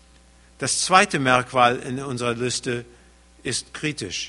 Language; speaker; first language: German; early bilingual, heritage; German